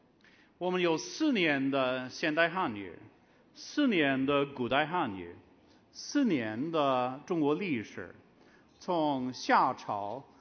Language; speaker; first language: Chinese; non-native, fluent; English